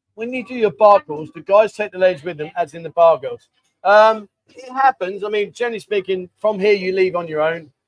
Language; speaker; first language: English; native; English